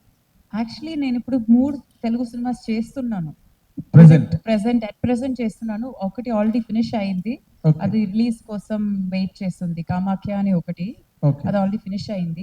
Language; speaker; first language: Telugu; non-native, fluent; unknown